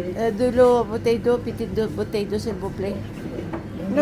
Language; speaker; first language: French; non-native, learner; Filipino